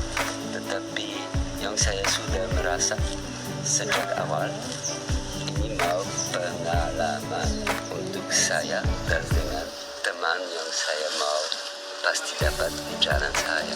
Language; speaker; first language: Indonesian; non-native, learner; French